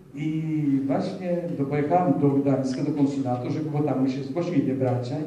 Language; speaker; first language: Polish; early bilingual, heritage; Polish